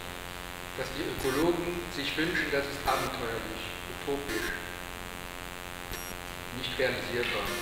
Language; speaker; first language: German; non-native, local second language; Luxembourgish